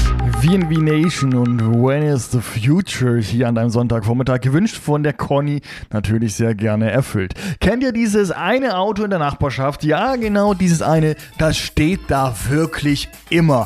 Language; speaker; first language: German; native; German